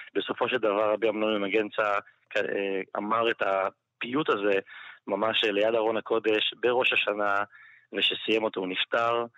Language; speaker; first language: Hebrew; non-native, fluent; French